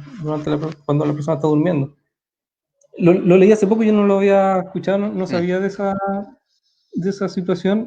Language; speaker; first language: Spanish; native; Spanish